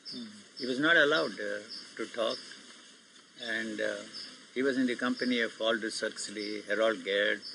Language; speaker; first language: English; non-native, local second language; Telugu